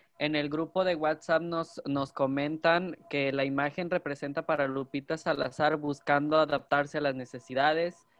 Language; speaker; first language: Spanish; native; Spanish